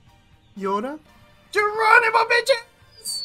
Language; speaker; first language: Spanish; native; Spanish